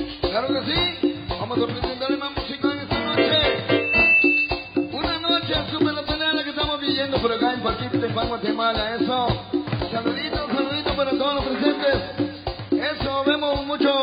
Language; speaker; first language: Spanish; native; Spanish